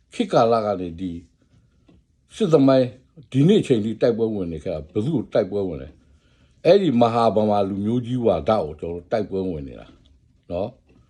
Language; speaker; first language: Burmese; non-native, local second language; Karen languages